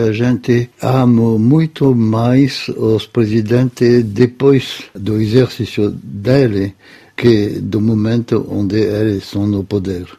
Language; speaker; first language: Portuguese; non-native, fluent; French